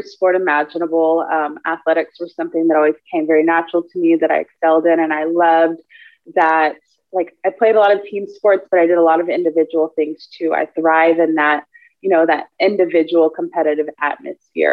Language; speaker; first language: English; native; English